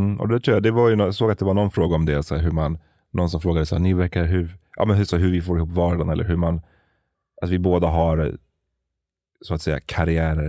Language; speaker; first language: Swedish; native; Swedish